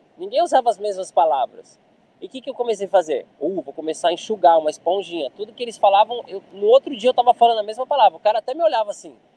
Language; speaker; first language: Portuguese; native; Portuguese